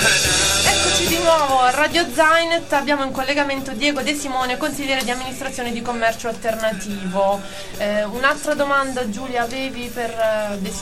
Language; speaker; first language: Italian; native; Italian